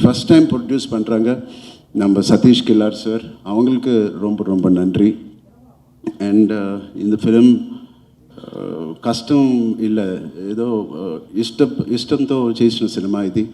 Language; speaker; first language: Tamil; non-native, learner; Telugu